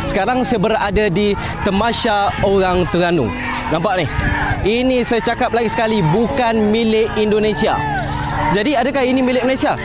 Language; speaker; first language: Malay; native; Malay